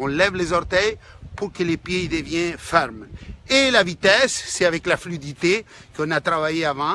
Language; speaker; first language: French; non-native, fluent; Spanish